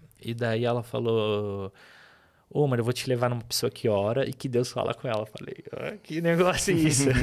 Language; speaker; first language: Portuguese; early bilingual, other home language; Arabic